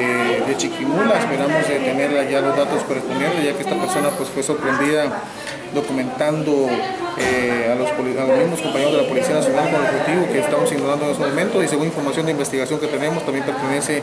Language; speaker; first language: Spanish; native; Spanish